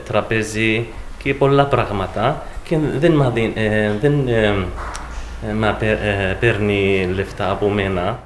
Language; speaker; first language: Greek; non-native, learner; Arabic